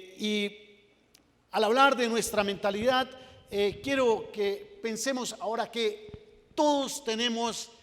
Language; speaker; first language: Spanish; native; Spanish